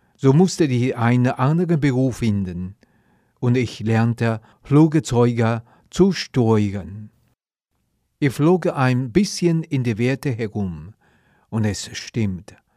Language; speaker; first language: German; non-native, fluent; Chinese